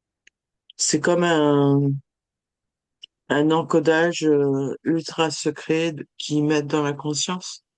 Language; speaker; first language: French; native; French